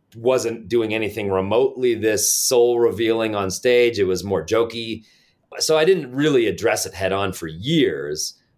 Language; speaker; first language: English; native; English